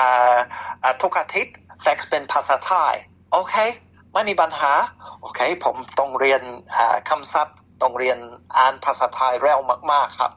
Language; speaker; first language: Thai; non-native, fluent; English